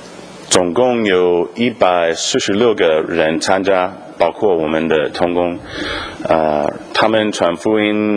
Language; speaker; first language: Chinese; non-native, fluent; English